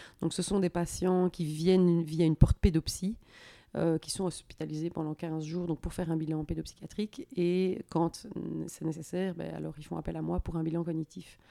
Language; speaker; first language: French; native; French